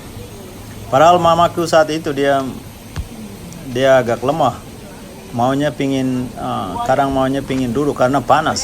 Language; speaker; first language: Indonesian; non-native, local second language; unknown